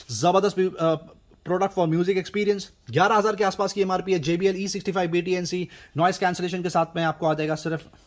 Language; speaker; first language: Hindi; native; Hindi